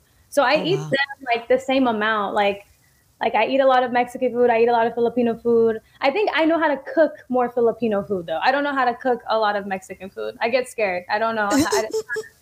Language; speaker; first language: English; native; English